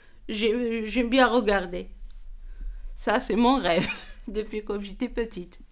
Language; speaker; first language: French; non-native, learner; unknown